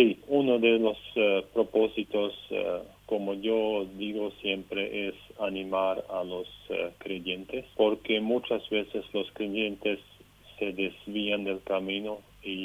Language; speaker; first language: Spanish; non-native, local second language; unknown